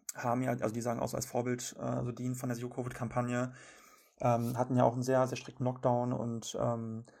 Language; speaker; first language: German; native; German